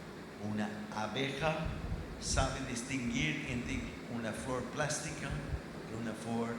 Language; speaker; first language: Spanish; non-native, fluent; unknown